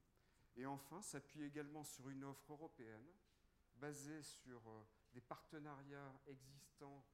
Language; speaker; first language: French; native; French